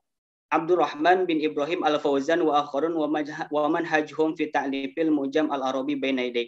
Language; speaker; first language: Arabic; non-native, learner; Indonesian